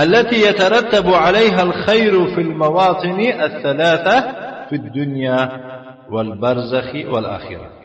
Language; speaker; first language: Arabic; non-native, fluent; Tajik